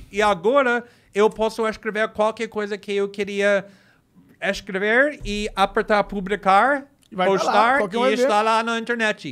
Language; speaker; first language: Portuguese; non-native, fluent; English